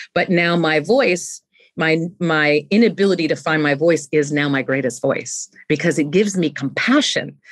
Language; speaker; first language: English; native; English